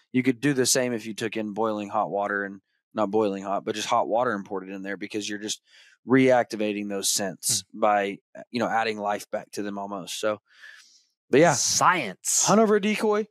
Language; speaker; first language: English; native; English